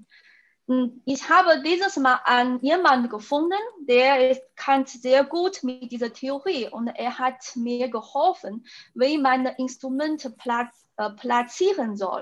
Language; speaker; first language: German; non-native, fluent; Chinese